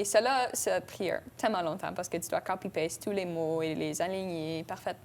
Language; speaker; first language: French; non-native, local second language; English